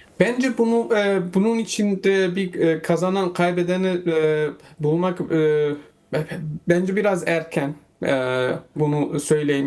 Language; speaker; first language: Turkish; non-native, fluent; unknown